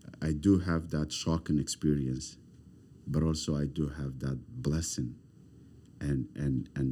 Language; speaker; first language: English; non-native, fluent; Somali